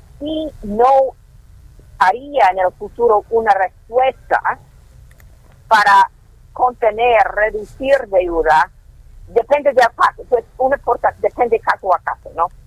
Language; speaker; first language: Spanish; non-native, fluent; English